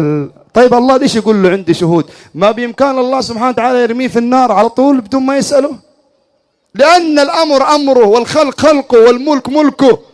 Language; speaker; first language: Arabic; native; Arabic